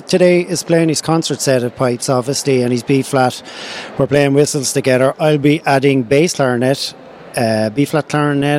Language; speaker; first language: English; native; English